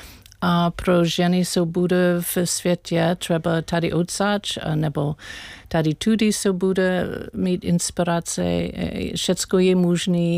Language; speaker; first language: Czech; non-native, learner; English